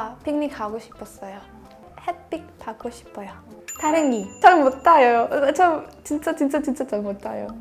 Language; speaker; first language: Korean; non-native, learner; Spanish